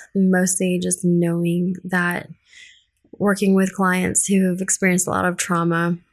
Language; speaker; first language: English; early bilingual, other home language; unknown